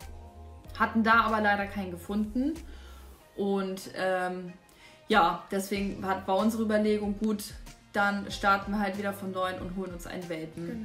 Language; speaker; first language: German; native; German